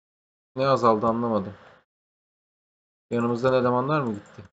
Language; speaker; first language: Turkish; native; Turkish